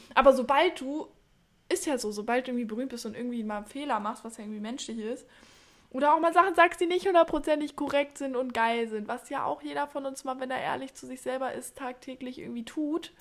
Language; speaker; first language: German; native; German